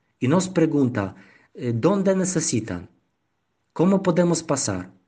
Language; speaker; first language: Spanish; non-native, learner; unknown